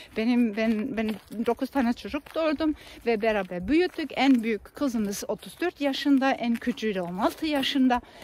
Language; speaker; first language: Turkish; non-native, fluent; German